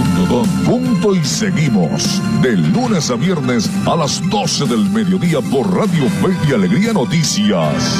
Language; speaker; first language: Spanish; native; Spanish